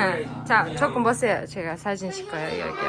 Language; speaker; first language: Korean; non-native, learner; Kazakh